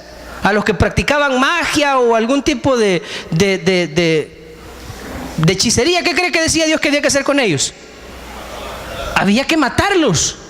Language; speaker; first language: Spanish; native; Spanish